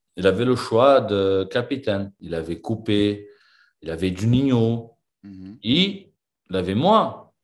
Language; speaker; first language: French; non-native, fluent; Portuguese